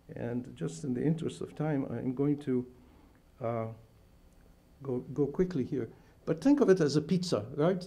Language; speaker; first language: English; non-native, fluent; Arabic